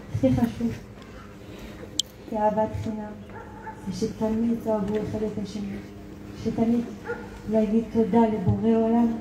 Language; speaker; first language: Hebrew; non-native, fluent; French